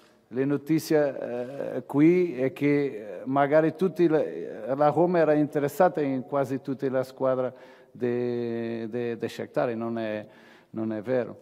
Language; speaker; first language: Italian; non-native, fluent; Portuguese